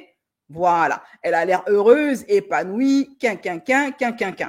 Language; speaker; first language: French; native; French